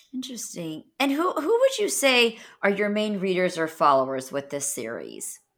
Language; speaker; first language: English; native; English